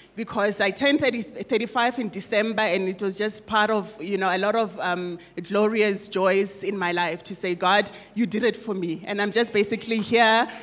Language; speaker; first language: English; non-native, local second language; Northern Sotho